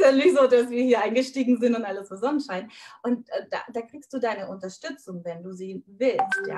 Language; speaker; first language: German; native; German